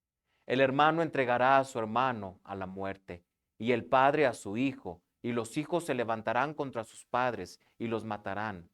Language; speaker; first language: Spanish; native; Spanish